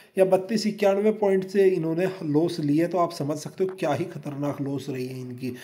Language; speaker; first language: Hindi; native; Hindi